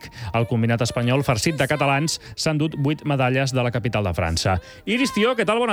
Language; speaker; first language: Catalan; native; Catalan